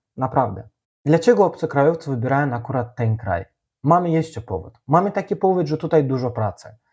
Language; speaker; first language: Polish; non-native, fluent; Azerbaijani